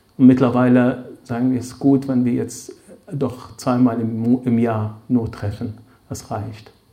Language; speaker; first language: German; non-native, fluent; Arabic